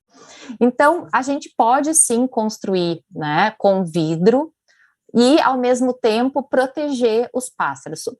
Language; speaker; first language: Portuguese; native; Portuguese